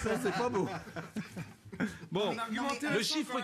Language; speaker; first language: French; native; French